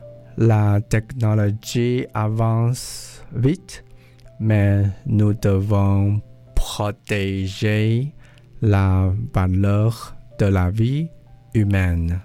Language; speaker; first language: French; non-native, learner; English